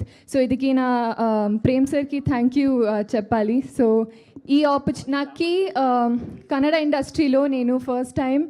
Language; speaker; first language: Telugu; non-native, learner; Kannada